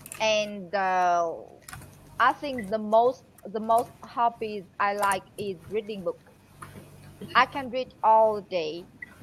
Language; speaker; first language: English; non-native, learner; Vietnamese